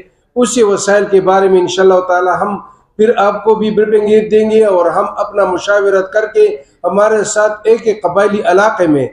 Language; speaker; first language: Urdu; non-native, local second language; Pashto